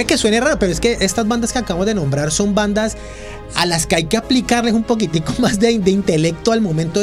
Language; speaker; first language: Spanish; native; Spanish